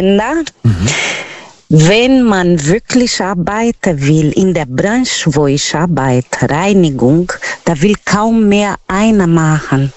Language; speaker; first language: German; non-native, learner; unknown